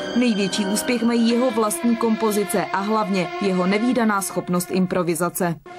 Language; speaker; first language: Czech; native; Czech